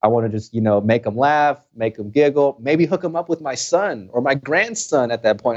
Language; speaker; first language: English; early bilingual, other home language; Spanish